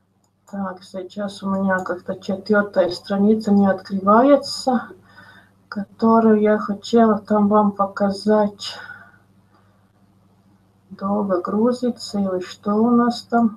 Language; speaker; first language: Russian; non-native, local second language; Latvian